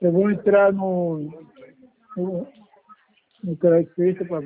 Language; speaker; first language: Portuguese; native; Portuguese